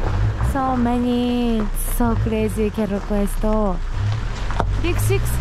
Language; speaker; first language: English; non-native, learner; Japanese